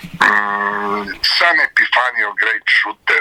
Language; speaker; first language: English; non-native, learner; Serbian